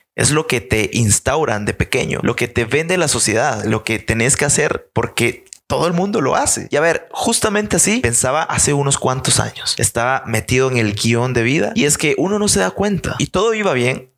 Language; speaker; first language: Spanish; native; Spanish